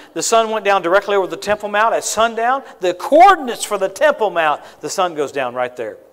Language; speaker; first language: English; native; English